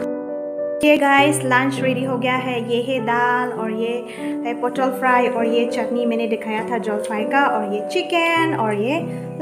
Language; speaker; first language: Hindi; non-native, local second language; Karbi